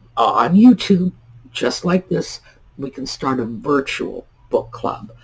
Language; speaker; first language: English; native; English